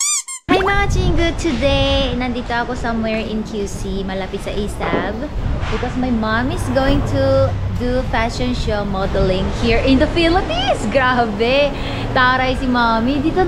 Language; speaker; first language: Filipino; non-native, fluent; Korean